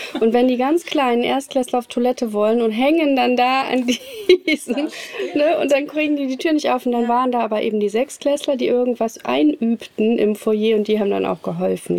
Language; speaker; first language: German; native; German